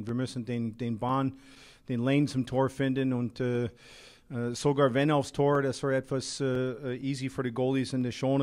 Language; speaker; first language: German; non-native, fluent; English